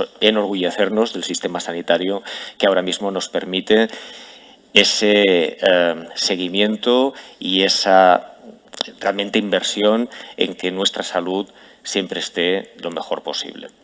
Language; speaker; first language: Spanish; native; Spanish